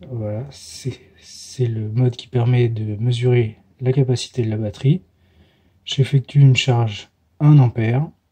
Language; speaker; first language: French; native; French